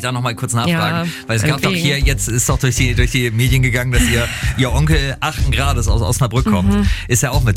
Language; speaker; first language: German; native; German